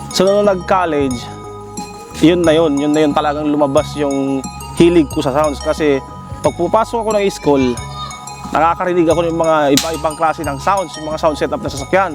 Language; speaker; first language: Filipino; non-native, local second language; Iloko